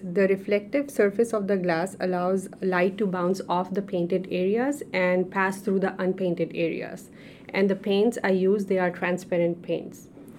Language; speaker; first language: English; non-native, local second language; Urdu